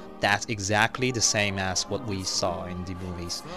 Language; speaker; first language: English; non-native, fluent; Chinese